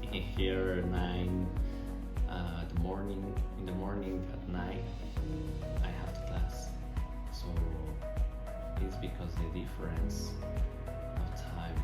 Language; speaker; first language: English; non-native, learner; Spanish